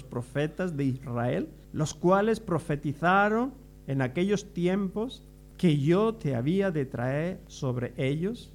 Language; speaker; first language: Spanish; native; Spanish